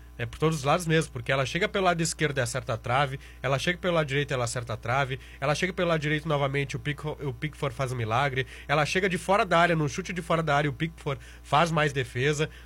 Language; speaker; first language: Portuguese; native; Portuguese